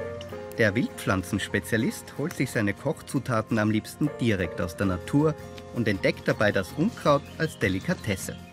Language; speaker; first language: German; native; German